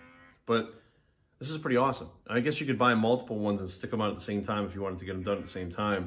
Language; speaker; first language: English; native; English